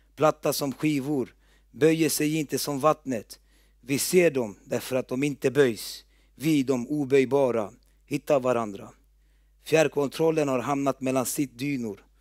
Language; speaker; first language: Swedish; early bilingual, other home language; Turoyo